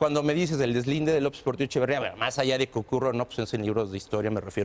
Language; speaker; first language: Spanish; native; Spanish